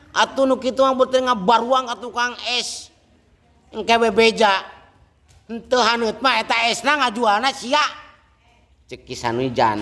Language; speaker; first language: Sundanese; non-native, fluent; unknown